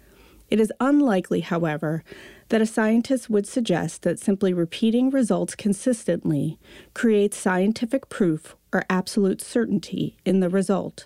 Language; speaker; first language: English; native; English